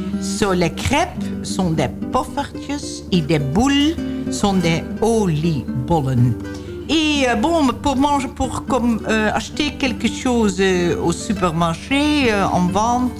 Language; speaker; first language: French; non-native, learner; Dutch